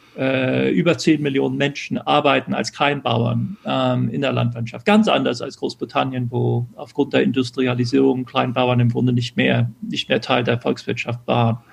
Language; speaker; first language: German; early bilingual, other home language; English